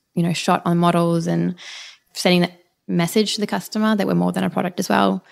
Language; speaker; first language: English; native; English